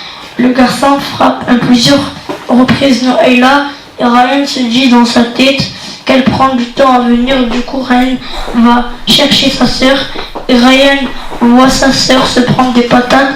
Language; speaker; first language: French; native; French